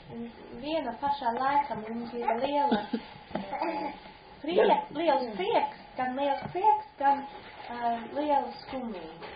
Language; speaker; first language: Latvian; non-native, fluent; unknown